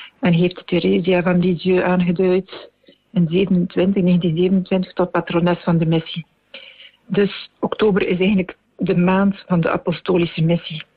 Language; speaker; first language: Dutch; native; Dutch